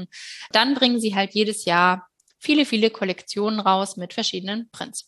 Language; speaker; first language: German; native; German